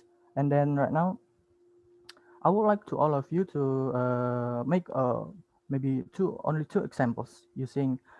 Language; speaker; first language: English; non-native, learner; Indonesian